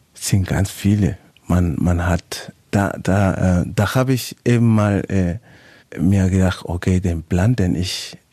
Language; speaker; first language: German; non-native, fluent; Spanish